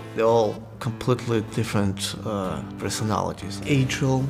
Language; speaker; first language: English; non-native, fluent; Russian